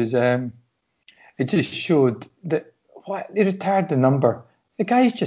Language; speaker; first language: English; native; English